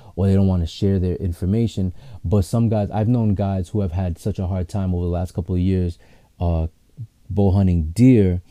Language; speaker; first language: English; native; English